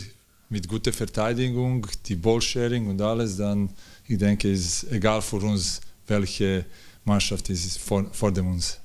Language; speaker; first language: German; non-native, learner; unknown